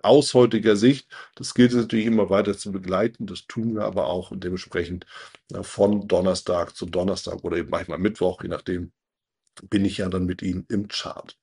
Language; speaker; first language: German; native; German